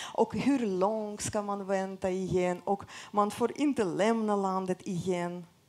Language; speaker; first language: Swedish; non-native, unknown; Russian